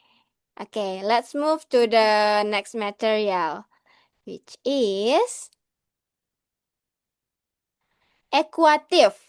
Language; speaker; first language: English; non-native, learner; Indonesian